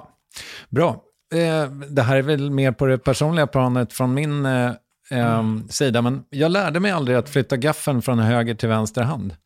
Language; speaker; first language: Swedish; native; Swedish